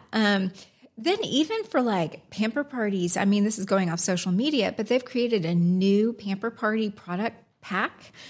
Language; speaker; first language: English; native; English